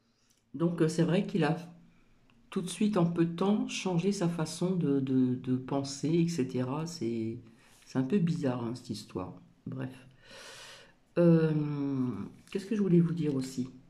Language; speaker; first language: French; native; French